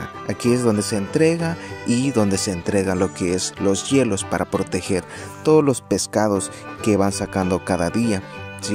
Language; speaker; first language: Spanish; native; Spanish